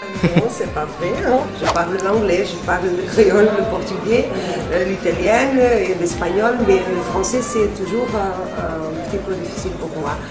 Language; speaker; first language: French; non-native, learner; Portuguese